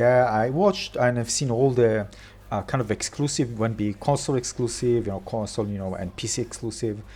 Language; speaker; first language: English; non-native, fluent; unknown